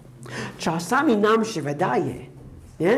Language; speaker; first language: Polish; non-native, fluent; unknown